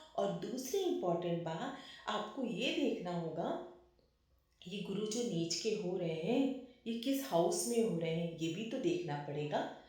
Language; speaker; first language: Hindi; native; Hindi